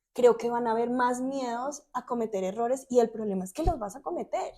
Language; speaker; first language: Spanish; native; Spanish